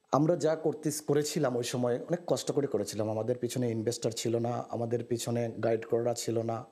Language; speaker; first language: Bangla; native; Bangla